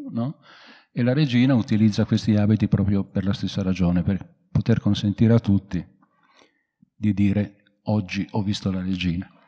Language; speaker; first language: Italian; native; Italian